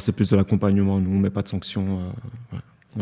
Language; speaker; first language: French; native; French